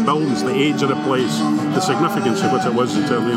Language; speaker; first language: English; native; English